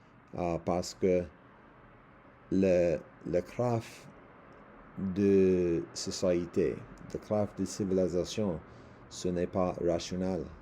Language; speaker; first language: French; non-native, learner; English